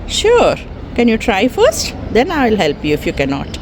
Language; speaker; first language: English; non-native, local second language; Telugu